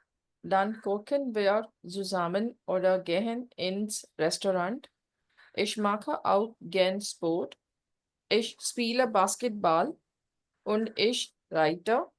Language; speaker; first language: German; non-native, learner; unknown